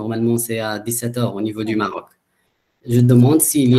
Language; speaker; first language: French; non-native, local second language; Arabic